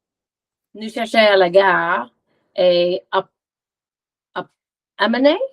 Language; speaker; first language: French; non-native, learner; English